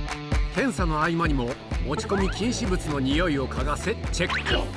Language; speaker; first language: Japanese; native; Japanese